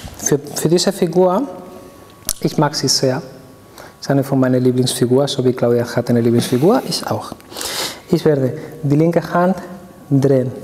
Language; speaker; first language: German; non-native, fluent; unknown